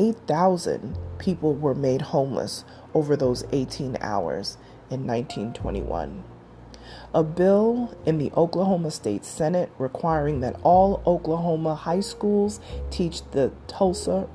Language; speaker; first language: English; native; English